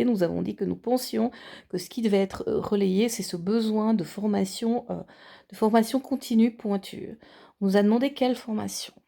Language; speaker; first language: French; native; French